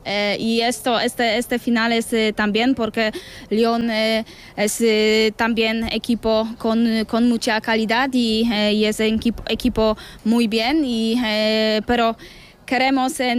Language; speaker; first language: Spanish; non-native, learner; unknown